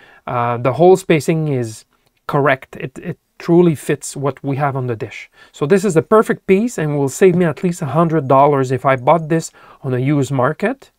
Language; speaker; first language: English; non-native, local second language; French